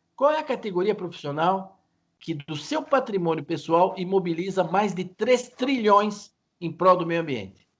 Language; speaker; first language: Portuguese; native; Portuguese